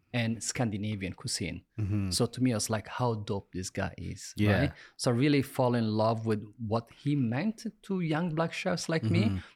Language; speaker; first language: English; non-native, fluent; Italian